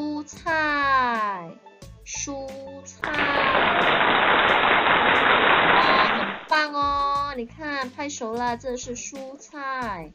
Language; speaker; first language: Chinese; native; Chinese